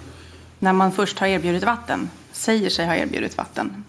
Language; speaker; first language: Swedish; native; Swedish